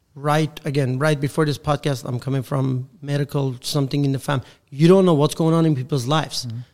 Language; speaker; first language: English; non-native, fluent; Persian